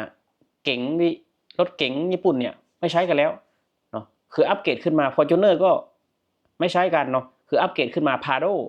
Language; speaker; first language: Thai; non-native, local second language; Northeastern Thai